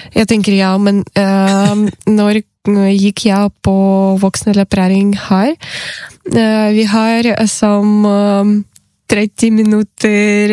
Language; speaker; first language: Norwegian; non-native, learner; Ukrainian